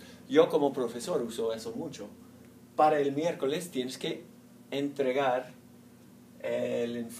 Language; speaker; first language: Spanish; non-native, fluent; English